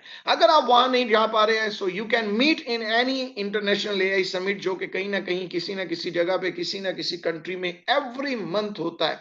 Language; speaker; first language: Hindi; native; Hindi